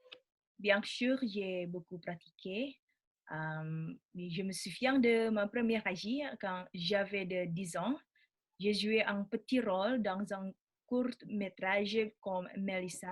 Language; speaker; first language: French; non-native, learner; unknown